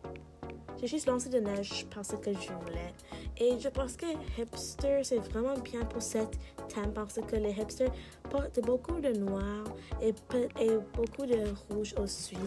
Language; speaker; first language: French; non-native, learner; English